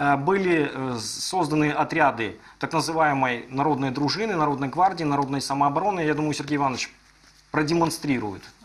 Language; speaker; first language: Russian; native; Russian